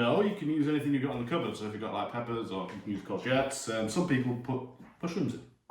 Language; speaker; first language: English; native; English